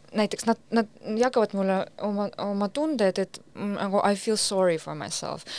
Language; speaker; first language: Estonian; non-native, local second language; Russian